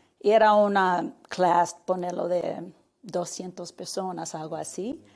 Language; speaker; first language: Spanish; early bilingual, heritage; Spanish